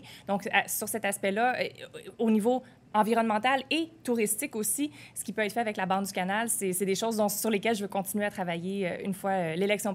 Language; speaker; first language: French; native; French